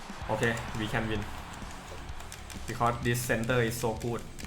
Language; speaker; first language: English; non-native, learner; Thai